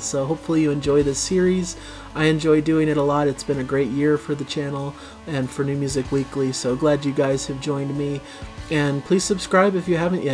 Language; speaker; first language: English; native; English